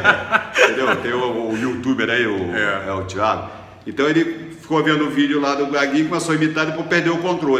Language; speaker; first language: Portuguese; native; Portuguese